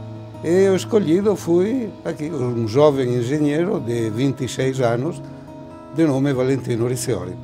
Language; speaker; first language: Portuguese; non-native, fluent; Italian